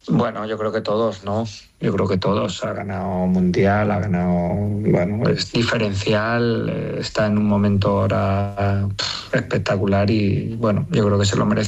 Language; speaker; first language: Spanish; native; Spanish